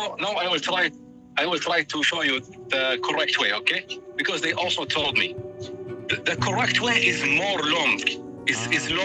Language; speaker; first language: English; non-native, fluent; Arabic